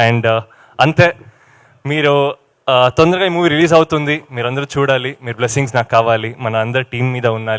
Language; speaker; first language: Telugu; non-native, learner; Kannada